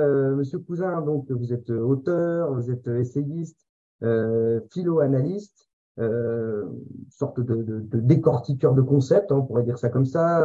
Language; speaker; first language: French; native; French